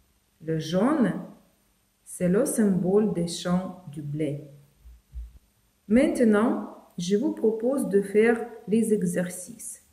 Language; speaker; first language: French; non-native, fluent; Ukrainian